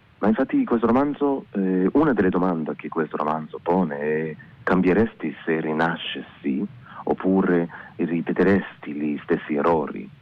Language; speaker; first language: Italian; non-native, learner; Hebrew